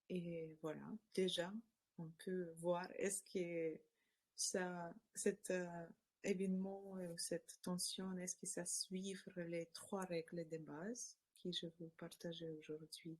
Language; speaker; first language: French; non-native, learner; Russian